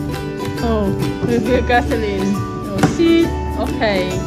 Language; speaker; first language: English; non-native, learner; Khmer